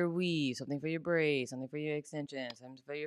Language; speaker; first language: English; native; English